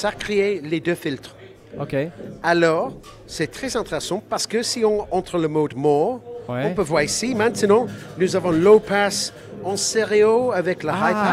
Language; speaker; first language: French; non-native, learner; English